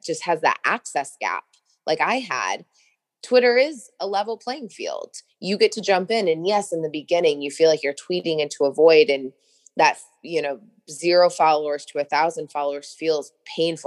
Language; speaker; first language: English; native; English